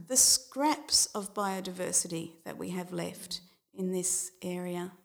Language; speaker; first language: English; native; English